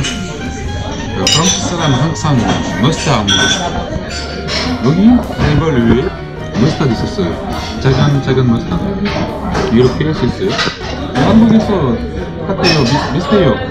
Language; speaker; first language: Korean; non-native, learner; French